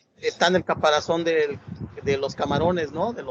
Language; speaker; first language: Spanish; native; Spanish